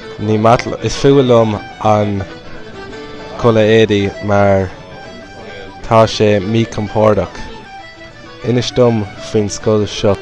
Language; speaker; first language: Irish; non-native, learner; English